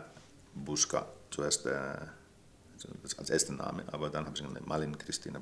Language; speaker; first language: German; non-native, fluent; Finnish